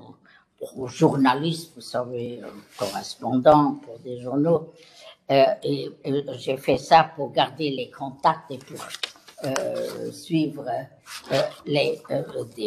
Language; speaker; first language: French; non-native, local second language; Luxembourgish